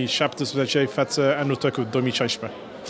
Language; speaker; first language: Romanian; non-native, learner; English